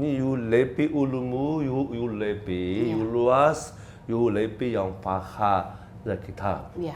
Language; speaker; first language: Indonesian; non-native, learner; Chinese